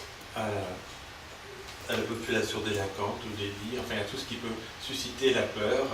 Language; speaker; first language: French; native; French